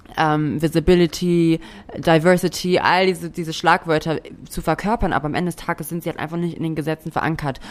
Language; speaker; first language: German; native; German